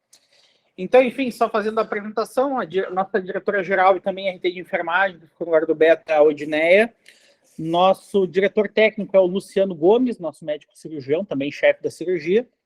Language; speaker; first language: Portuguese; native; Portuguese